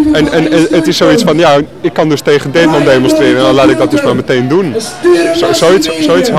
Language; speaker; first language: Dutch; native; Dutch